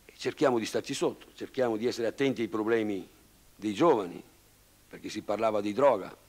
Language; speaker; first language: Italian; native; Italian